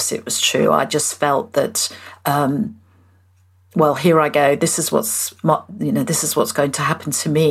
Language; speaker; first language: English; native; English